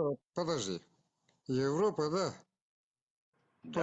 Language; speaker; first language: Russian; non-native, local second language; Kazakh